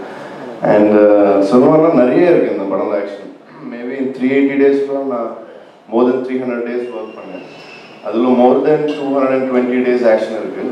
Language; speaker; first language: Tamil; non-native, learner; Telugu